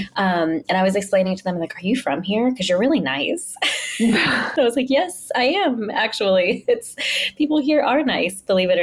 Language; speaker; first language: English; native; English